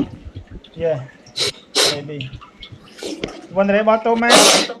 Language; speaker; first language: English; non-native, learner; Khmer